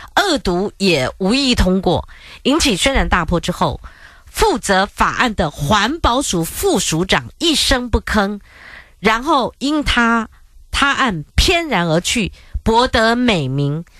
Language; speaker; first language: Chinese; native; Chinese